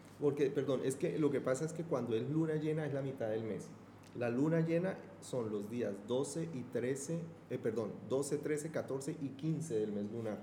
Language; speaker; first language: Spanish; native; Spanish